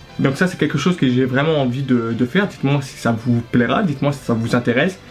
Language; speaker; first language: French; early bilingual, other home language; Arabic